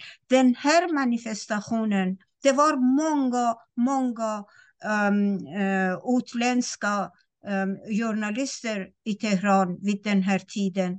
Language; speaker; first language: Swedish; non-native, fluent; Persian